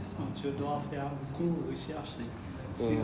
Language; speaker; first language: French; non-native, learner; Khmer